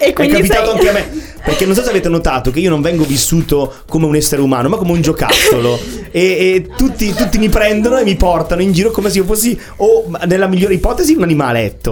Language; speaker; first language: Italian; native; Italian